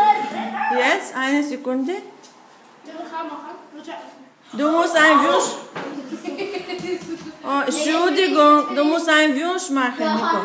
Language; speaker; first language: German; non-native, learner; Bulgarian